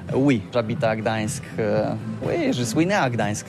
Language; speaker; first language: French; non-native, learner; Polish